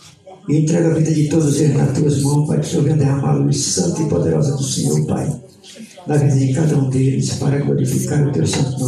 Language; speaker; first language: Portuguese; native; Portuguese